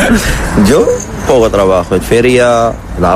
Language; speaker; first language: Spanish; non-native, learner; Arabic